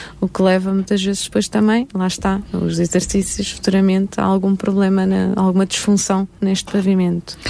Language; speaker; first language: Portuguese; native; Portuguese